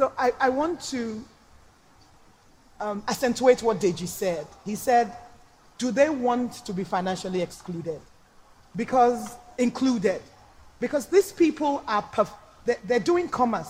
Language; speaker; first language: English; non-native, local second language; Yoruba